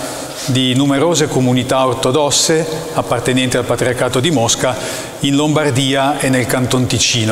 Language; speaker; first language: Italian; native; Italian